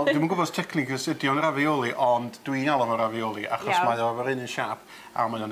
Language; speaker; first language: Welsh; native; Welsh